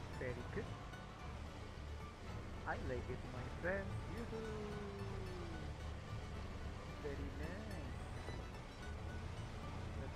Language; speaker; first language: English; non-native, learner; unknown